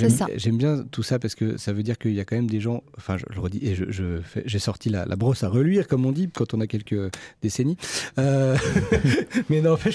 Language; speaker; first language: French; native; French